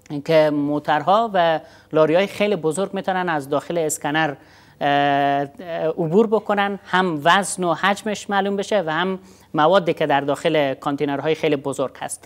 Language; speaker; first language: Persian; native; Persian